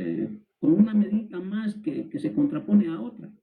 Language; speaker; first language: Spanish; native; Spanish